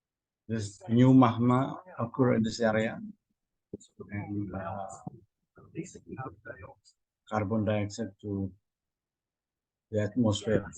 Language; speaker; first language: English; non-native, learner; Indonesian